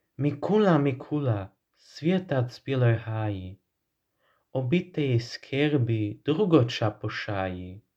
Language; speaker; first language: Croatian; native; Croatian